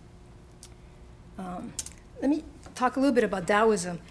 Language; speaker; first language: English; native; English